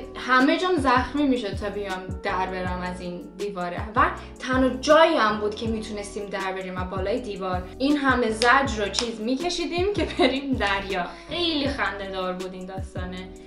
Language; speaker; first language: Persian; early bilingual, heritage; Persian